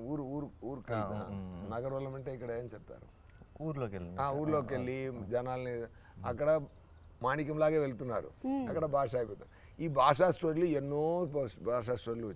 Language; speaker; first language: Telugu; non-native, learner; Tamil